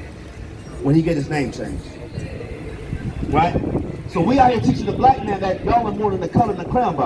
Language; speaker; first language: English; native; English